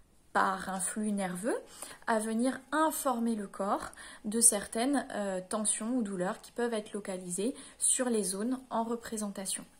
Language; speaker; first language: French; native; French